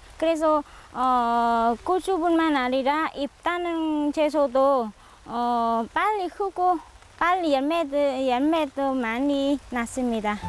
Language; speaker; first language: Korean; non-native, learner; Vietnamese